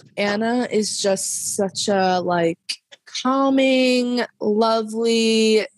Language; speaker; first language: English; early bilingual, other home language; Spanish